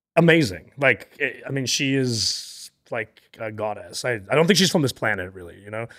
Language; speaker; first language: English; native; English